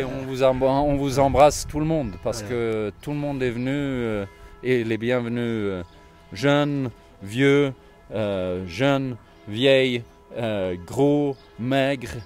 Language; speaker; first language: French; non-native, fluent; Swedish